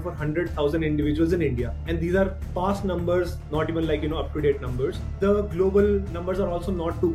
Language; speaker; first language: English; non-native, local second language; Hindi